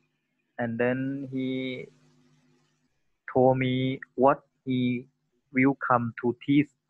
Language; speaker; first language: English; non-native, learner; Thai